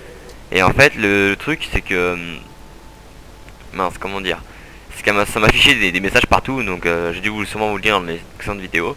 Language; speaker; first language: French; native; French